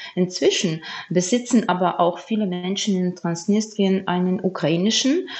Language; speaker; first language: German; non-native, fluent; Ukrainian